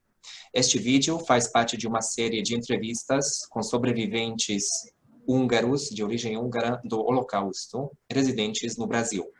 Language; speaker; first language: Portuguese; non-native, fluent; Hungarian